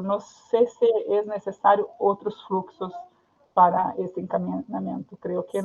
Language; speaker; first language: Spanish; non-native, fluent; Portuguese